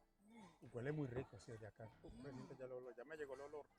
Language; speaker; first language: Spanish; native; Spanish